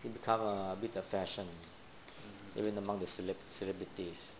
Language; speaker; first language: English; non-native, fluent; Thai